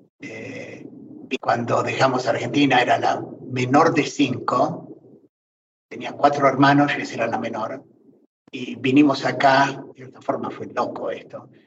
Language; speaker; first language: Spanish; native; Spanish